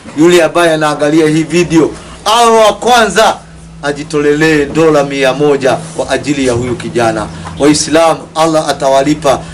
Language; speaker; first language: Swahili; non-native, local second language; Kikuyu